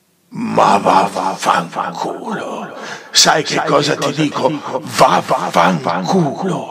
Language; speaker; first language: Italian; native; Italian